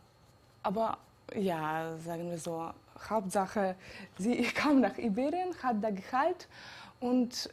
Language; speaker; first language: German; non-native, fluent; Georgian